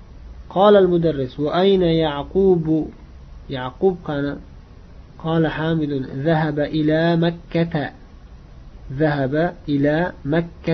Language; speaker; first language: Arabic; non-native, fluent; Uzbek